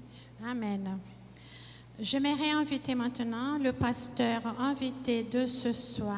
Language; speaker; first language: French; non-native, fluent; Portuguese